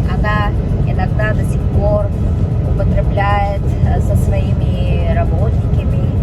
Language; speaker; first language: Russian; non-native, local second language; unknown